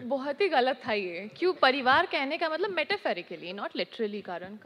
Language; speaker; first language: Hindi; native; Hindi